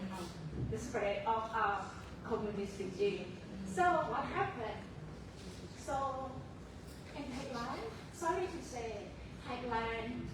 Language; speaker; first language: English; non-native, fluent; Thai